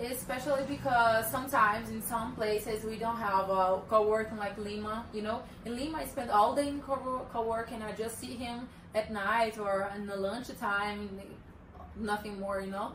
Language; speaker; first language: English; non-native, learner; Portuguese